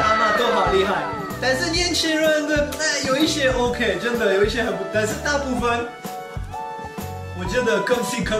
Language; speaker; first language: Chinese; non-native, fluent; French